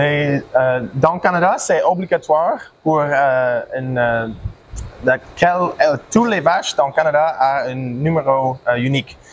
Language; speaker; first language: French; non-native, learner; English